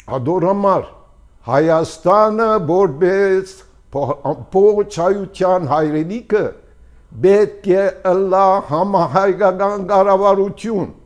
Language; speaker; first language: Armenian; early bilingual, heritage; Armenian